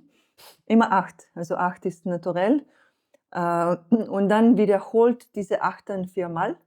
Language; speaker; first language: German; non-native, fluent; Slovenian